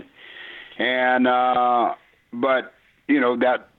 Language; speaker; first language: English; native; English